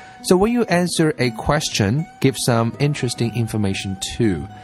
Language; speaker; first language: English; non-native, fluent; Chinese